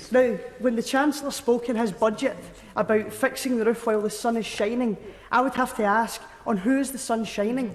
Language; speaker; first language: English; native; English